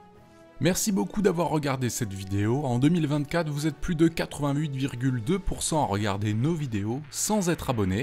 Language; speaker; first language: French; native; French